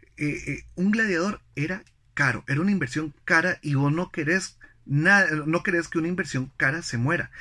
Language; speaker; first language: Spanish; native; Spanish